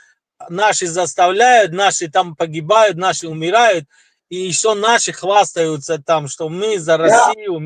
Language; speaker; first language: Russian; non-native, local second language; Tajik